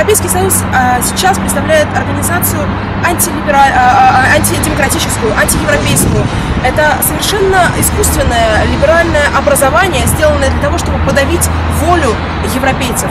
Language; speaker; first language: Russian; native; Russian